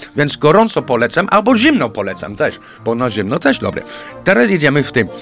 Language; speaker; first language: Polish; non-native, fluent; English